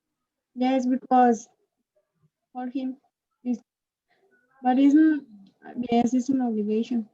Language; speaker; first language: English; non-native, learner; Spanish